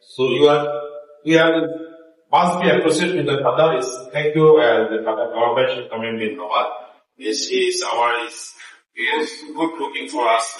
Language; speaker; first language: English; non-native, learner; Bangla